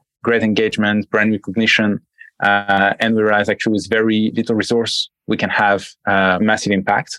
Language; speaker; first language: English; non-native, fluent; French